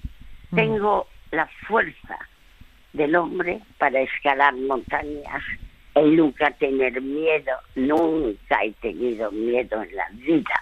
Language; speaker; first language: Spanish; early bilingual, other home language; French